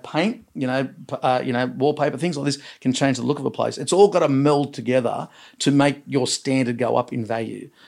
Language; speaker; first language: English; native; English